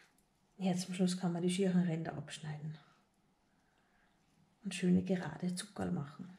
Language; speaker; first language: German; native; German